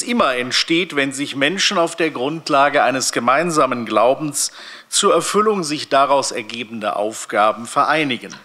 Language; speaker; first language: German; native; German